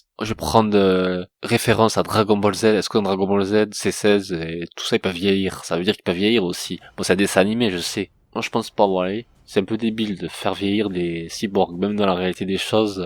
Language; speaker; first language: French; native; French